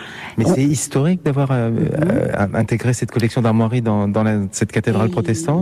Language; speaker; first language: French; native; French